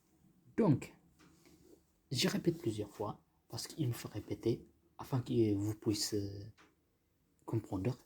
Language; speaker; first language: French; non-native, fluent; Tigrinya